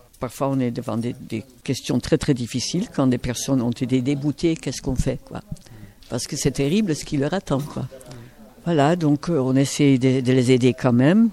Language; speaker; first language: French; native; French